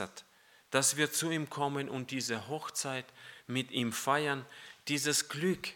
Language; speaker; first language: German; non-native, fluent; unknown